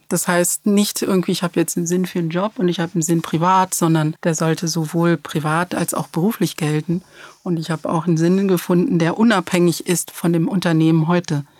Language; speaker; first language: German; early bilingual, other home language; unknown